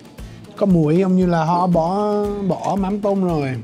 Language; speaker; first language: Vietnamese; non-native, learner; English